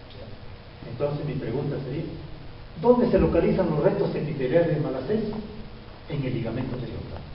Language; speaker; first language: Spanish; native; Spanish